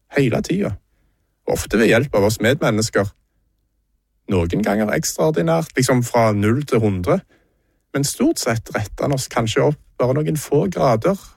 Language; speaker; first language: Norwegian; native; Norwegian